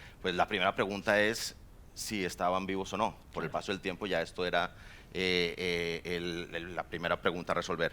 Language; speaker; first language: Spanish; native; Spanish